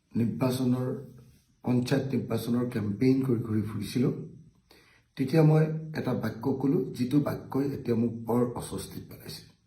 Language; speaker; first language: Assamese; native; Assamese